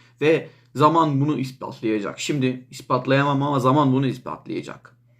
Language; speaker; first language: Turkish; non-native, local second language; Kurdish